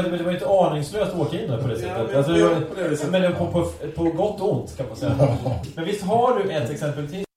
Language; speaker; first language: Swedish; native; Swedish